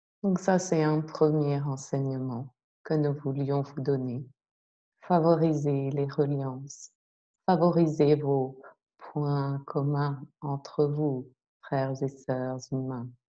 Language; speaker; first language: French; native; French